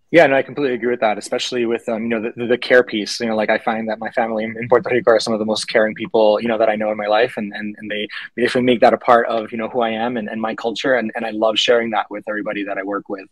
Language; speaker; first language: English; early bilingual, other home language; Spanish